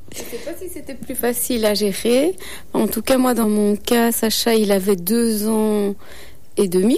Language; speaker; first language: French; native; French